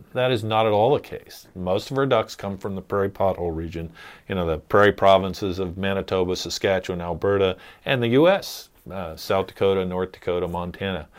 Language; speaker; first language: English; native; English